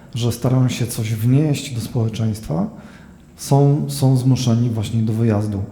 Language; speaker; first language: Polish; native; Polish